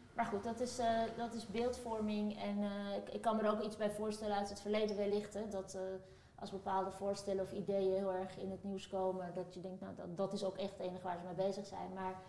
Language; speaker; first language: Dutch; early bilingual, other home language; Turkish